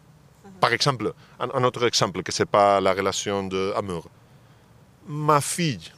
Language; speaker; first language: French; non-native, fluent; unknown